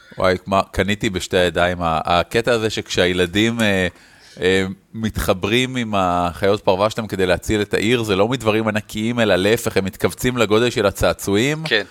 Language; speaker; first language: Hebrew; native; Hebrew